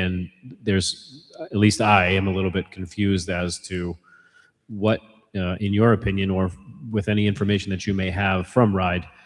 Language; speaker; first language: English; native; English